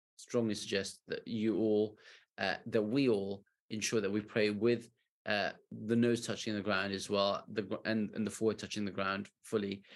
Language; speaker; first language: English; native; English